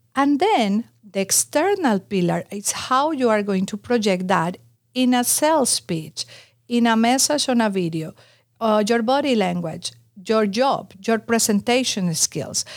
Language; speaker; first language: English; non-native, fluent; Spanish